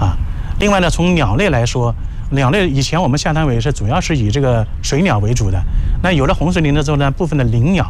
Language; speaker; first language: Chinese; native; Chinese